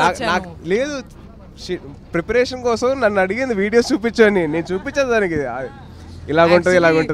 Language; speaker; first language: Telugu; native; Telugu